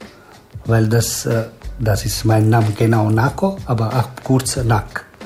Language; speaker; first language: German; non-native, learner; Italian